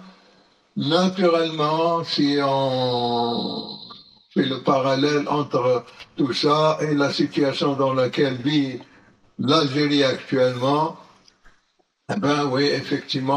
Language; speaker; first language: French; non-native, local second language; Arabic